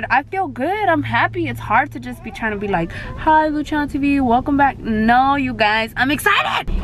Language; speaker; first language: English; native; English